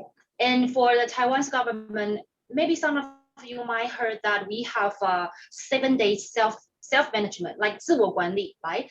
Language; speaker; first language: English; non-native, fluent; Chinese